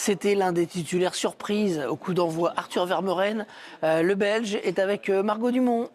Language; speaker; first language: French; native; French